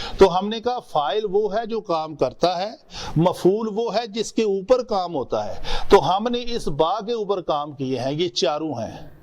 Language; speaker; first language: Urdu; non-native, local second language; Punjabi